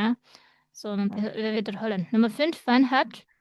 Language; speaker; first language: German; non-native, fluent; Indonesian